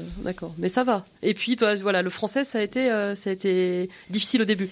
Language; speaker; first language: French; native; French